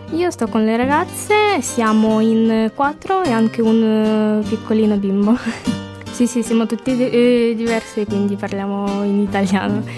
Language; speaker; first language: Italian; non-native, fluent; Ukrainian